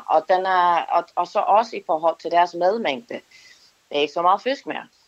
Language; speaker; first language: Danish; non-native, fluent; English